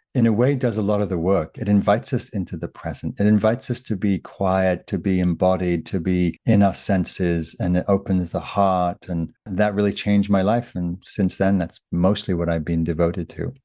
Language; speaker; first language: English; native; English